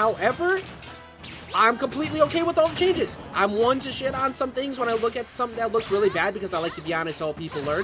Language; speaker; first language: English; native; English